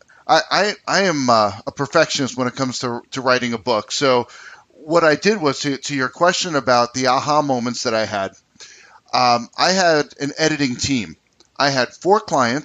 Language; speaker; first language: English; native; English